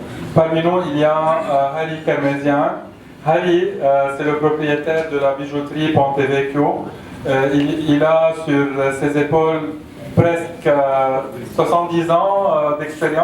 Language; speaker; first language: French; non-native, local second language; Arabic